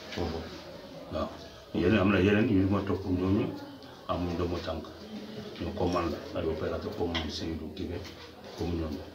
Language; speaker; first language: Wolof; non-native, local second language; Fula